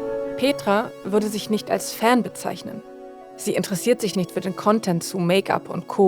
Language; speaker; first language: German; native; German